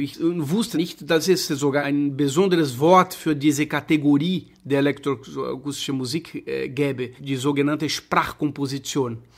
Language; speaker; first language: German; non-native, fluent; Portuguese